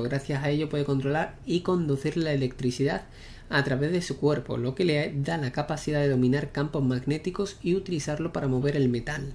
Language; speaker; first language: Spanish; native; Spanish